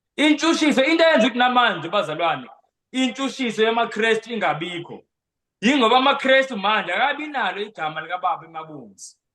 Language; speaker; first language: Zulu; non-native, local second language; Xhosa